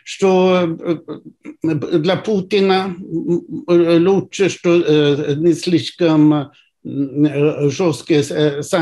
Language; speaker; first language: Russian; non-native, fluent; Swedish